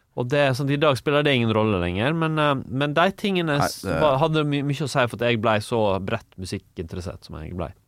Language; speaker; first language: Norwegian; native; Norwegian